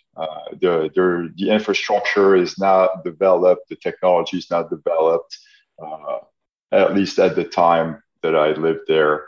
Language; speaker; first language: English; non-native, fluent; French